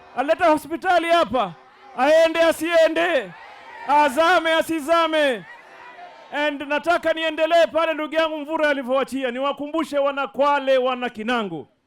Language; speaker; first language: Swahili; native; Swahili